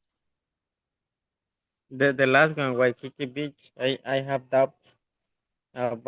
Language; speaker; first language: English; non-native, learner; Spanish